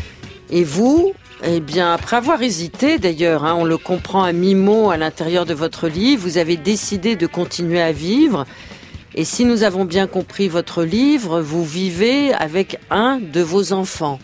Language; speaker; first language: French; native; French